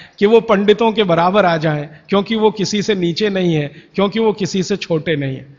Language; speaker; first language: Hindi; native; Hindi